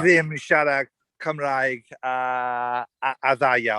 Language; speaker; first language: Welsh; non-native, learner; English